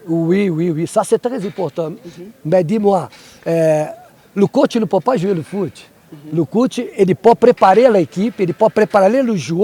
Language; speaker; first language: French; non-native, learner; Portuguese